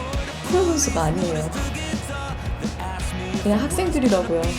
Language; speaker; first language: Korean; native; Korean